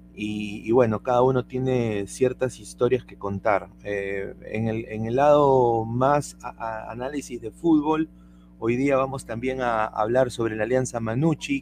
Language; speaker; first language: Spanish; native; Spanish